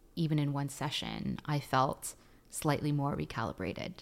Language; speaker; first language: English; non-native, fluent; Filipino